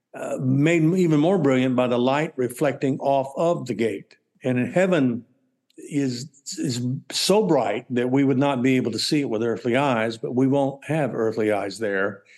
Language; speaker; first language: English; native; English